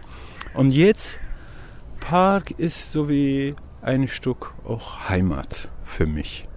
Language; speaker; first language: German; non-native, learner; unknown